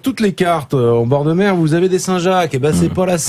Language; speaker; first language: French; native; French